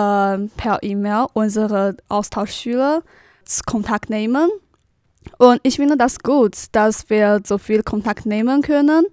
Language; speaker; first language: German; non-native, learner; Chinese